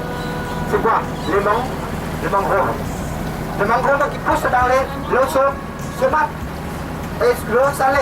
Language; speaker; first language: French; non-native, learner; Vietnamese